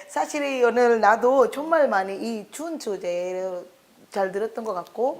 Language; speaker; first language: Korean; non-native, fluent; Sinhala